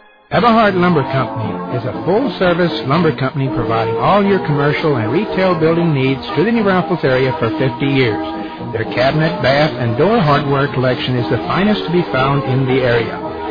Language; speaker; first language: English; native; English